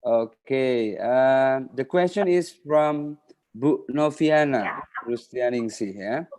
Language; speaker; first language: English; non-native, fluent; Indonesian